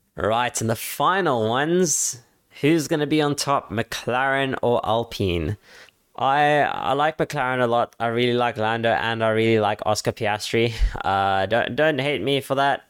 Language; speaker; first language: English; native; English